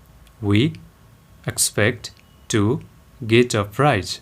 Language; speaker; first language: English; non-native, local second language; Nepali